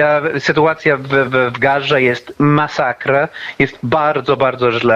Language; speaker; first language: Polish; non-native, fluent; Arabic